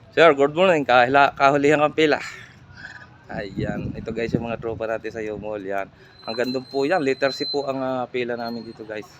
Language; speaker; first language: Filipino; native; Filipino